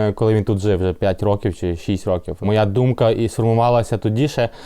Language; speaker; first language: Ukrainian; native; Ukrainian